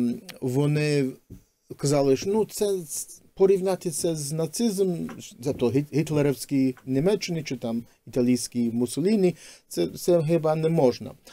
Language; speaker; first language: Ukrainian; early bilingual, heritage; Ukrainian